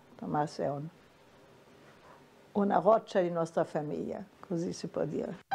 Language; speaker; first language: Italian; non-native, fluent; German